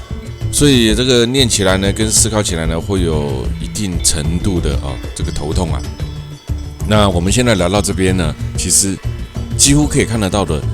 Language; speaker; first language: Chinese; native; Chinese